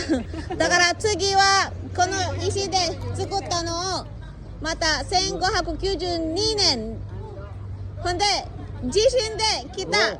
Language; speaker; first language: Japanese; non-native, fluent; Filipino